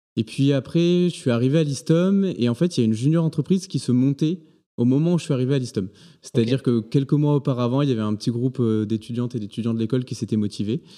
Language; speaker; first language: French; native; French